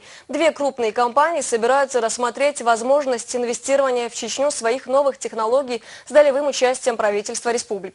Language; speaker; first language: Russian; native; Russian